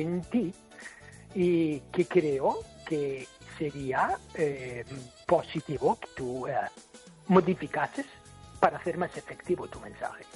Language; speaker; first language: Spanish; non-native, fluent; English